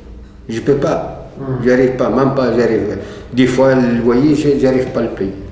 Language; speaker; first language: French; non-native, fluent; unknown